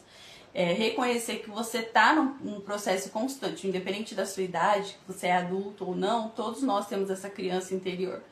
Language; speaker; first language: Portuguese; native; Portuguese